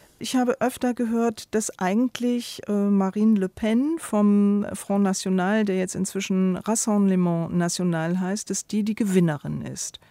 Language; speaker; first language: German; native; German